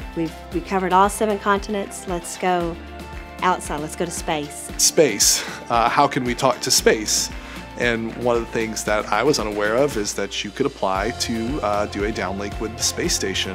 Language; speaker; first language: English; native; English